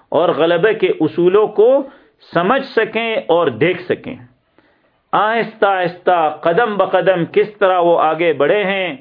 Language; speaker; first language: Urdu; native; Urdu